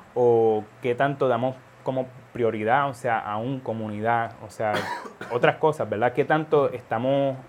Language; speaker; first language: Spanish; early bilingual, heritage; Spanish